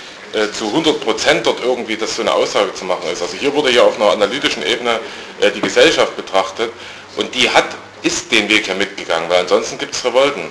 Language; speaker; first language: German; native; German